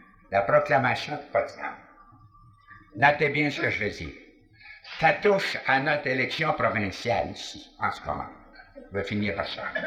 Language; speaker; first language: French; native; French